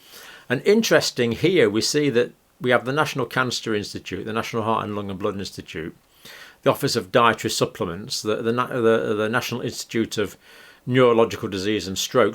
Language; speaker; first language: English; native; English